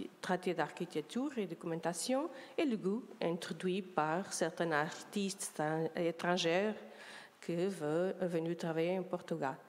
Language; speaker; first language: French; non-native, learner; Portuguese